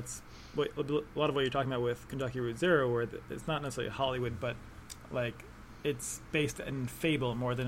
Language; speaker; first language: English; native; English